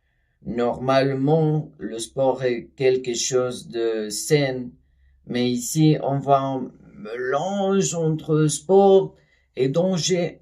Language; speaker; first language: French; non-native, learner; Spanish